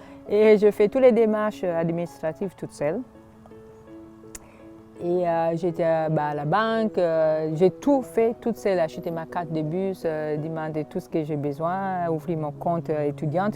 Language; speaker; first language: French; non-native, fluent; Swahili